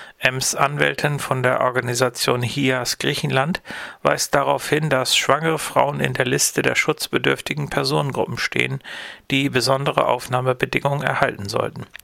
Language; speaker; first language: German; native; German